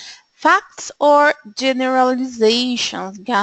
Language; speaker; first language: English; non-native, fluent; Portuguese